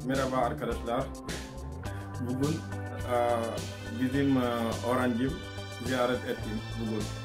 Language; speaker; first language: Turkish; non-native, learner; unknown